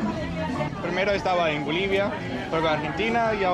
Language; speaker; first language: Spanish; non-native, fluent; English